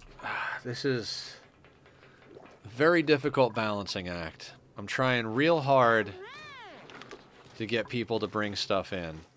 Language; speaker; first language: English; native; English